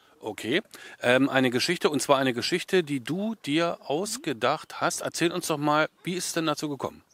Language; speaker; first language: German; native; German